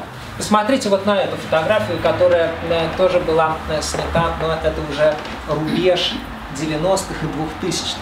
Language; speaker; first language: Russian; native; Russian